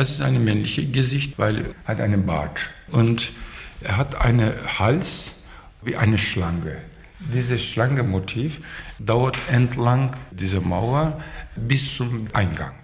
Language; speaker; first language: German; non-native, learner; Turkish